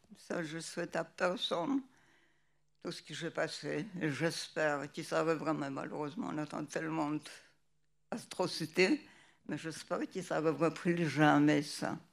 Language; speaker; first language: French; non-native, fluent; Polish